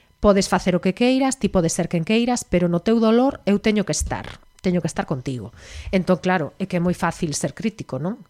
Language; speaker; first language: Galician; native; Galician